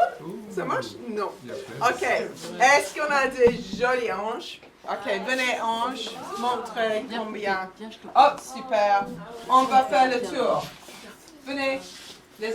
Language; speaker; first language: French; non-native, fluent; English